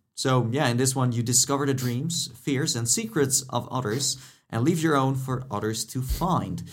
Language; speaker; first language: English; non-native, fluent; Dutch